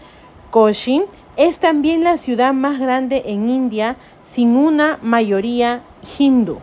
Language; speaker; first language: Spanish; native; Spanish